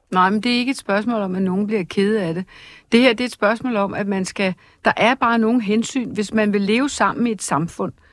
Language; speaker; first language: Danish; native; Danish